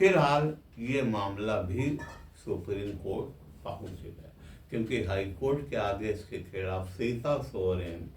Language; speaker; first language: Hindi; native; Hindi